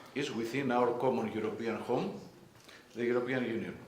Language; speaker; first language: English; non-native, fluent; Greek